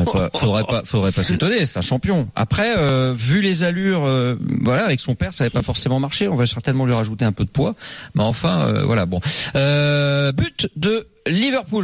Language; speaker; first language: French; native; French